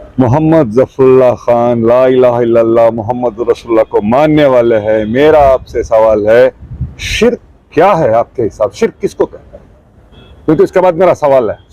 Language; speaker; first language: Hindi; non-native, local second language; Urdu